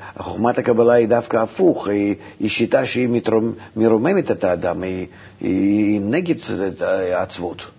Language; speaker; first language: Hebrew; non-native, fluent; Russian